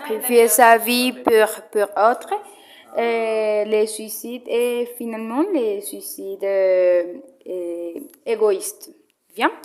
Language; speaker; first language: French; non-native, learner; Spanish